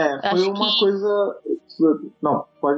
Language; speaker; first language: Portuguese; native; Portuguese